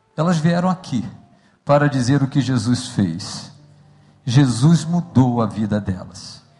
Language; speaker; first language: Portuguese; native; Portuguese